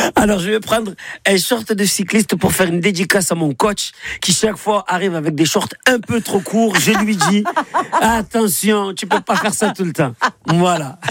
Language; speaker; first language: French; native; French